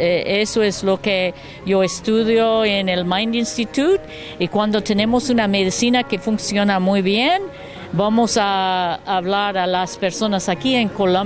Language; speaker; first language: Spanish; non-native, learner; English